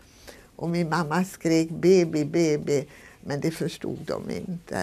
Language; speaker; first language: Swedish; non-native, fluent; Hungarian